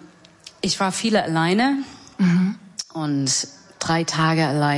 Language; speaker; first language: German; non-native, learner; English